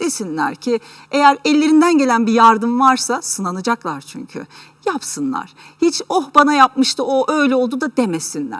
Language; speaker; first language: Turkish; native; Turkish